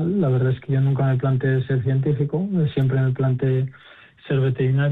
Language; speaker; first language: Spanish; native; Spanish